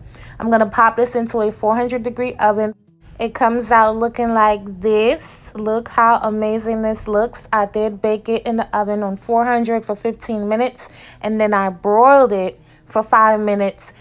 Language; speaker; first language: English; native; English